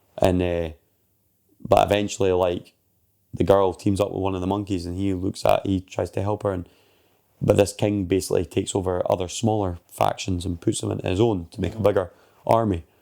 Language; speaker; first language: English; native; English